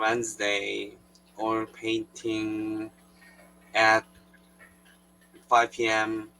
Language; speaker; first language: English; non-native, learner; Korean